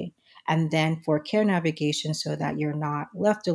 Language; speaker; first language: English; native; English